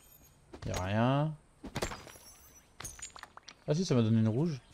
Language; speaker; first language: French; native; French